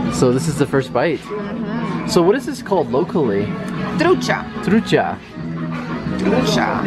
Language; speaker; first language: English; native; English